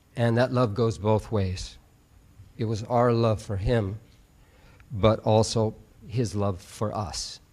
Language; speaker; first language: English; native; English